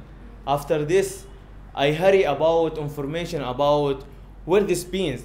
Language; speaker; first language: English; non-native, learner; Arabic